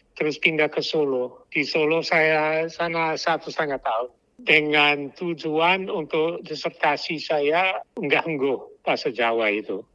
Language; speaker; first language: Indonesian; non-native, fluent; English